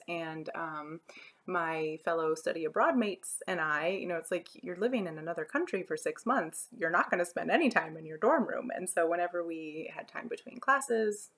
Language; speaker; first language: English; native; English